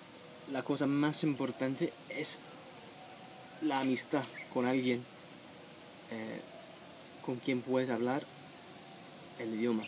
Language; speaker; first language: Spanish; non-native, fluent; English